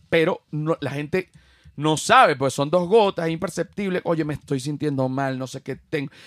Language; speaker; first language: Spanish; native; Spanish